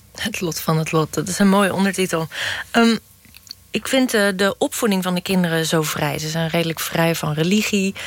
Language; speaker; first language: Dutch; native; Dutch